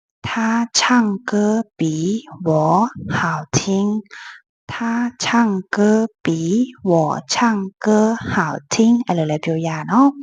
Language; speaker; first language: Chinese; non-native, fluent; Burmese